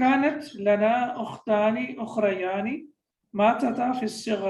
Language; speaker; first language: Arabic; non-native, fluent; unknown